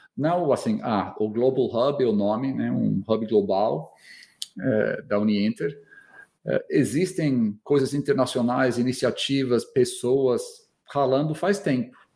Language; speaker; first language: Portuguese; non-native, fluent; English